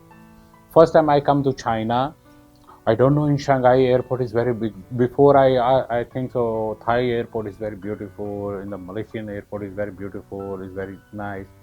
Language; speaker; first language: English; non-native, learner; Urdu